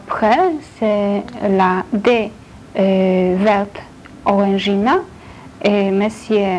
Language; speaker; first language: French; non-native, learner; Polish